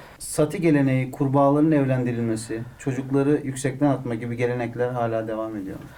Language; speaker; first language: Turkish; native; Turkish